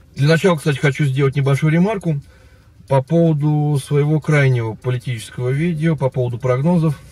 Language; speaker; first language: Russian; native; Russian